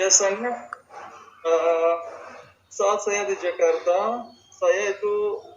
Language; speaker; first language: Indonesian; non-native, fluent; Tajik